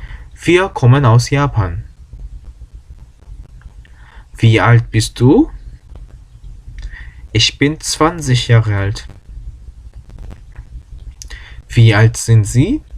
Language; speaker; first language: German; non-native, fluent; Korean